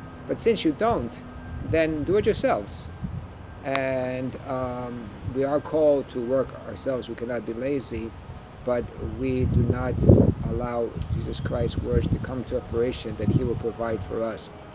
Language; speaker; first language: English; early bilingual, other home language; Greek